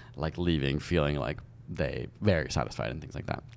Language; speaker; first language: English; early bilingual, other home language; Hindi